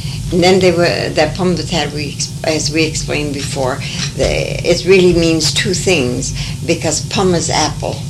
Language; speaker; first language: English; early bilingual, other home language; French